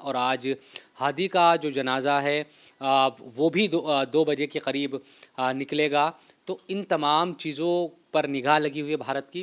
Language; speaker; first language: Hindi; native; Hindi